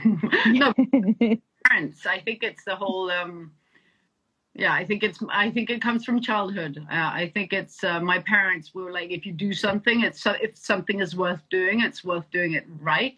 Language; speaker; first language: English; non-native, fluent; Danish